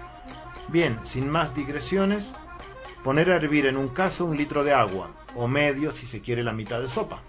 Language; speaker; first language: Spanish; native; Spanish